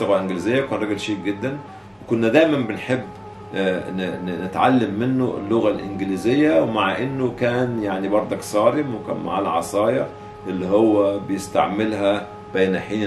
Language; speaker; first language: Arabic; native; Arabic